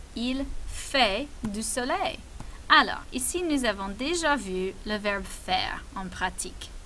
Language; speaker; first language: French; non-native, fluent; English